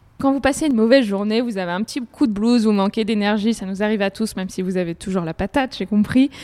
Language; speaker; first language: French; native; French